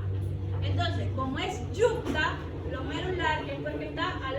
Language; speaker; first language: Spanish; native; Spanish